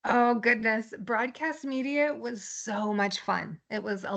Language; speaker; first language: English; native; English